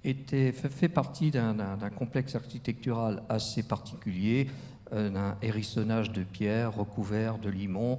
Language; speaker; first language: French; native; French